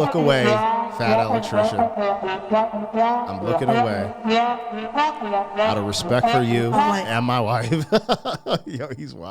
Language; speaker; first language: English; native; English